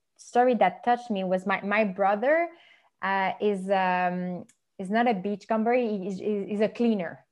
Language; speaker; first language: English; non-native, fluent; French